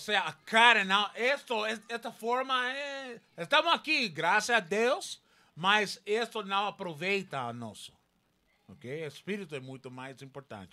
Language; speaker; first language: Portuguese; non-native, learner; Spanish